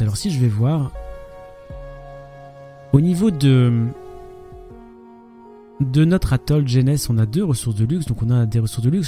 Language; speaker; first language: French; native; French